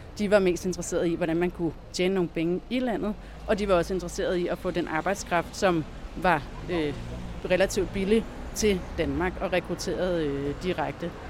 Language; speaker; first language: Danish; native; Danish